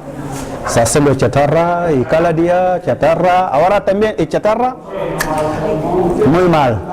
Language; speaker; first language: Spanish; non-native, learner; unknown